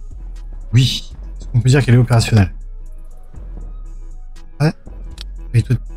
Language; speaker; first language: French; native; French